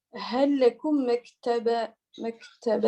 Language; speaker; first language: Arabic; non-native, learner; French